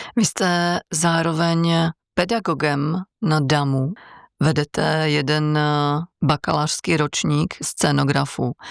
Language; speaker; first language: Czech; native; Czech